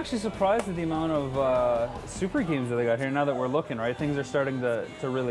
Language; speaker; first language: English; native; English